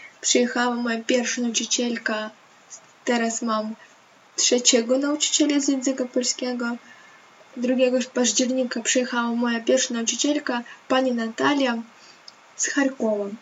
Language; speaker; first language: Polish; non-native, learner; Ukrainian